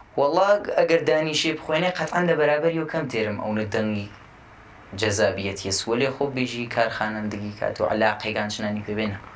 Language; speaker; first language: Central Kurdish; native; Central Kurdish